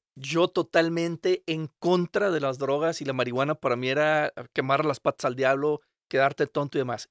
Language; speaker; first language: Spanish; native; Spanish